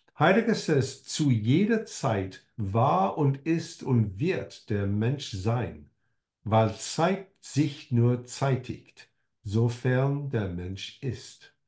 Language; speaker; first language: German; non-native, fluent; English